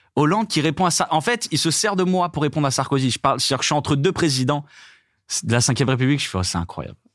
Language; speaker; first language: French; native; French